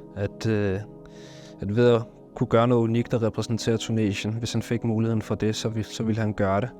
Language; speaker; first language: Danish; early bilingual, other home language; Arabic